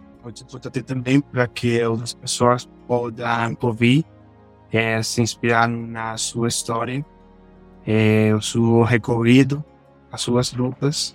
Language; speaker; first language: Portuguese; non-native, fluent; Spanish